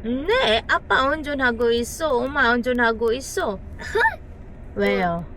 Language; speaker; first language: Korean; non-native, learner; Filipino